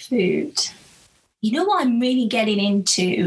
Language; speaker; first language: English; native; English